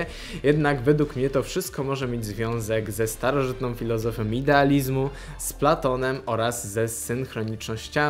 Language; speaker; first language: Polish; native; Polish